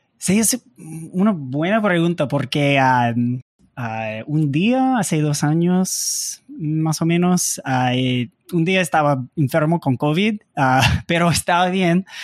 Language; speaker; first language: Spanish; non-native, learner; English